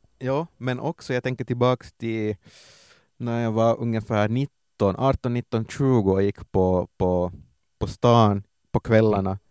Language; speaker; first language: Swedish; native; Swedish